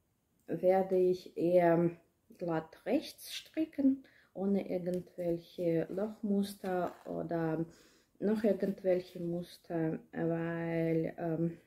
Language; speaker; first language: German; non-native, learner; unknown